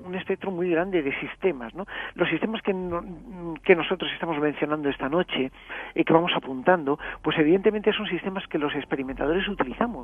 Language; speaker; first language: Spanish; native; Spanish